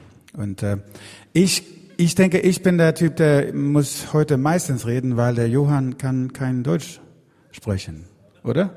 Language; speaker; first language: German; non-native, learner; Swedish